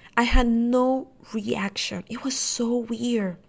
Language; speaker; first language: English; non-native, fluent; Spanish